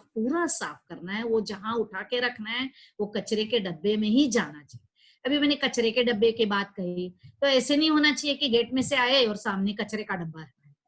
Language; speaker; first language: Hindi; non-native, local second language; Marathi